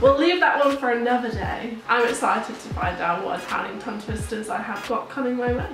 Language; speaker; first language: English; native; English